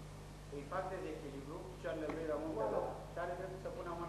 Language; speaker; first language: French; non-native, learner; Romanian